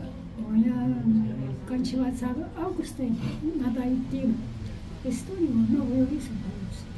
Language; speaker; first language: Russian; non-native, fluent; Estonian